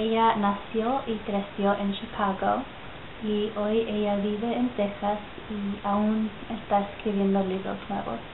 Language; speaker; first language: Spanish; early bilingual, heritage; Spanish